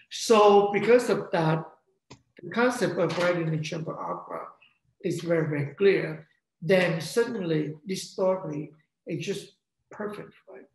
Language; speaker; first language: English; non-native, fluent; Vietnamese